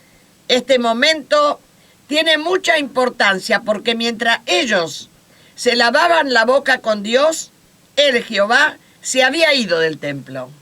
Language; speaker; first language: Spanish; native; Spanish